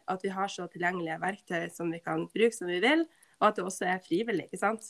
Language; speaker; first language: Norwegian; native; Norwegian